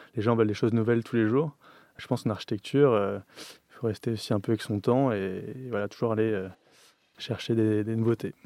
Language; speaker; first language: French; native; French